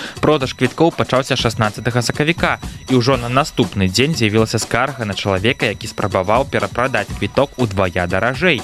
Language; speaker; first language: Belarusian; native; Belarusian